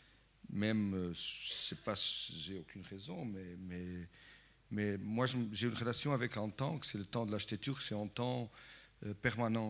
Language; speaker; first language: French; non-native, fluent; Portuguese